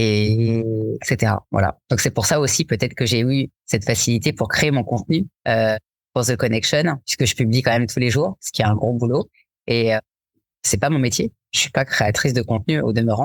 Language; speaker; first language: French; native; French